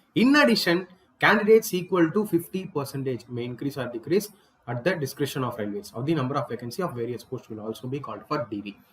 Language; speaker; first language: English; non-native, local second language; Tamil